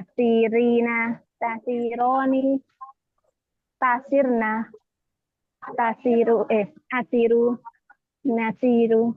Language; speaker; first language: Arabic; non-native, learner; Indonesian